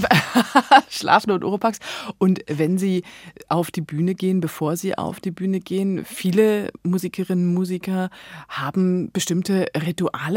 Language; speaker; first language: German; native; German